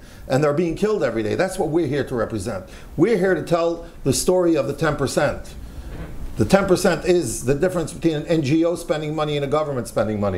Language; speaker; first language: English; native; English